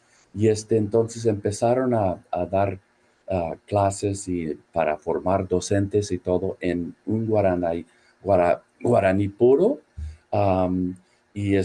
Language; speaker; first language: Spanish; non-native, fluent; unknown